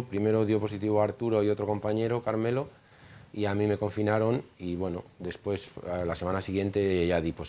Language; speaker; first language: Spanish; native; Spanish